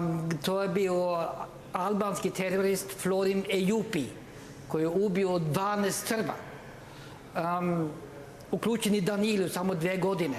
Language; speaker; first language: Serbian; non-native, learner; Norwegian